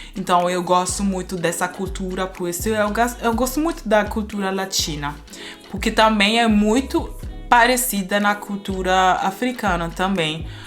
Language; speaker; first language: Portuguese; non-native, fluent; German